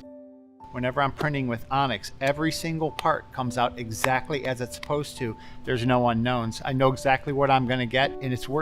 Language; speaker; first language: English; native; English